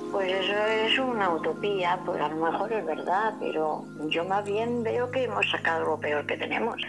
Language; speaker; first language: Spanish; native; Spanish